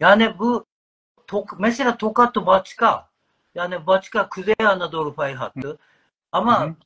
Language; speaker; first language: Turkish; non-native, learner; Japanese